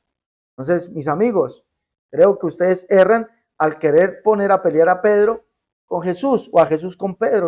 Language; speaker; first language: Spanish; native; Spanish